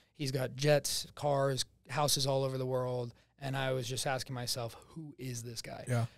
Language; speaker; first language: English; native; English